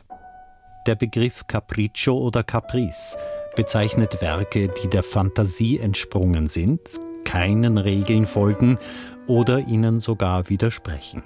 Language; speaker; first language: German; native; German